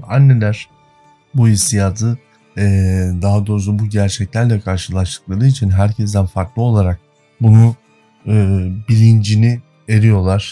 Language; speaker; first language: Turkish; native; Turkish